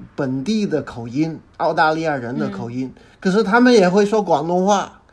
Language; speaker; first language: Chinese; non-native, fluent; English